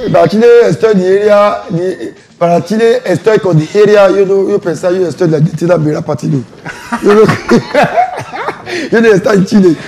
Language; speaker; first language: Spanish; non-native, learner; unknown